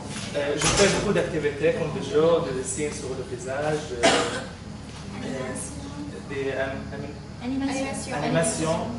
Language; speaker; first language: French; non-native, learner; Arabic